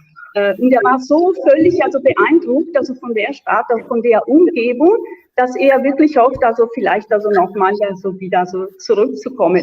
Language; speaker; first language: German; non-native, fluent; Italian